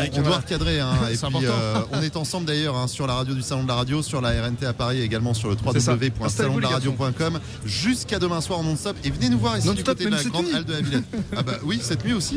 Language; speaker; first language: French; native; French